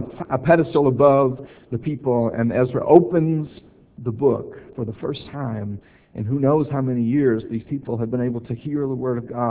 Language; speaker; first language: English; native; English